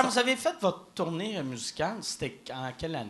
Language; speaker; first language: French; native; French